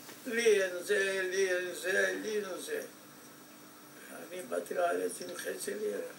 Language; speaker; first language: Hebrew; non-native, fluent; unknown